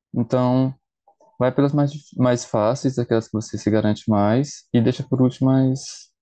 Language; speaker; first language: Portuguese; native; Portuguese